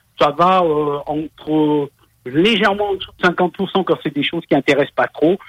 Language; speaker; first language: French; native; French